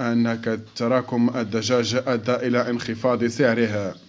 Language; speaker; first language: Arabic; native; Arabic